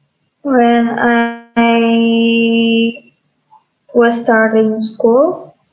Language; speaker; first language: English; non-native, learner; Indonesian